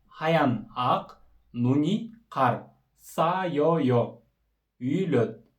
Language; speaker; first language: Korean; non-native, fluent; Kyrgyz